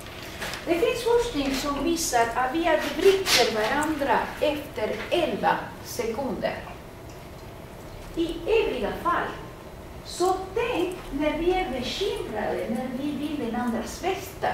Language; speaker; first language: Swedish; non-native, fluent; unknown